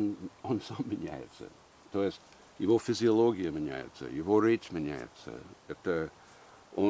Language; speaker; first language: Russian; early bilingual, heritage; English